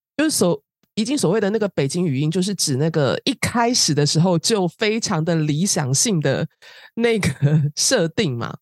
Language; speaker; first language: Chinese; native; Chinese